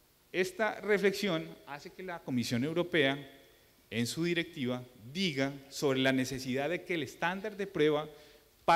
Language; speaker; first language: Spanish; native; Spanish